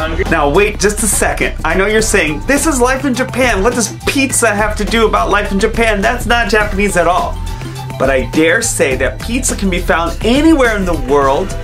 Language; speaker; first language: English; native; English